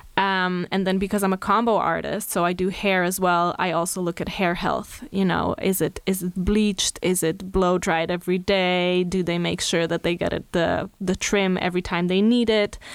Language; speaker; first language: English; non-native, fluent; Slovenian